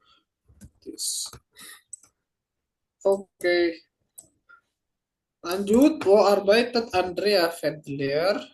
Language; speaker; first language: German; non-native, fluent; Indonesian